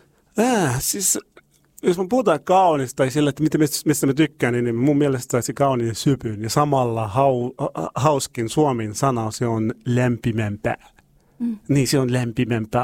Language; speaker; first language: Finnish; non-native, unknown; Arabic